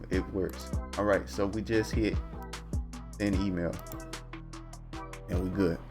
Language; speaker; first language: English; native; English